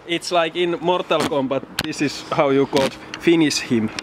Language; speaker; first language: English; non-native, learner; Finnish